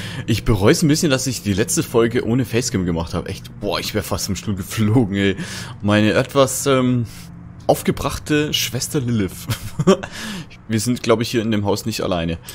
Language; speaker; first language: German; native; German